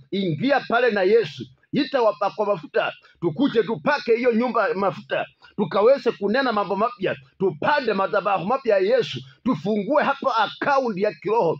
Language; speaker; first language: Swahili; non-native, local second language; Luyia